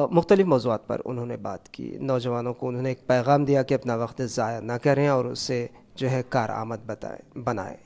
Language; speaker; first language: Urdu; native; Urdu